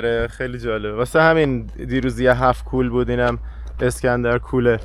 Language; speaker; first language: Persian; native; Persian